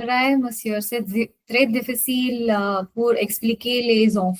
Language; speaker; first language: French; non-native, learner; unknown